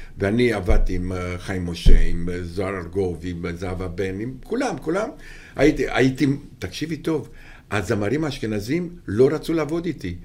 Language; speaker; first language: Hebrew; non-native, fluent; Romanian